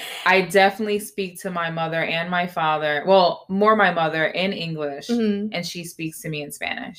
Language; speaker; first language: English; early bilingual, other home language; Spanish